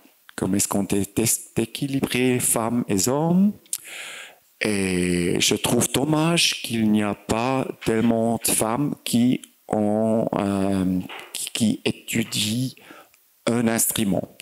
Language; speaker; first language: French; non-native, fluent; German